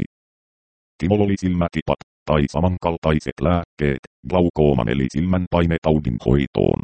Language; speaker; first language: Finnish; native; Finnish